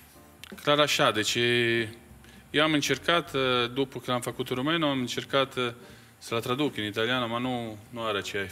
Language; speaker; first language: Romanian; non-native, fluent; Italian